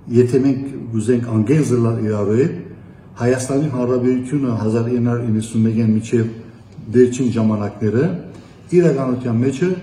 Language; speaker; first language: Armenian; early bilingual, heritage; Armenian